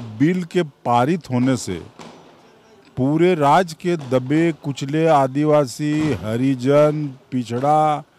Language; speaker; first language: Hindi; native; Hindi